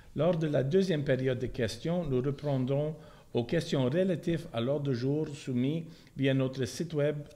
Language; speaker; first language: French; non-native, local second language; English